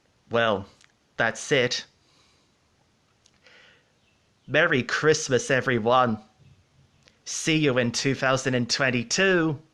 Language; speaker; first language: English; native; English